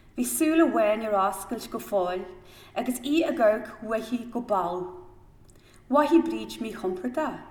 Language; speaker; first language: Irish; native; Irish